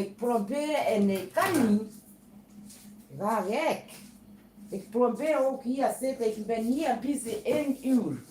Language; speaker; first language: Dutch; non-native, learner; Kikuyu